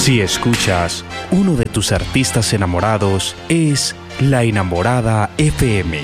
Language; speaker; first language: Spanish; native; Spanish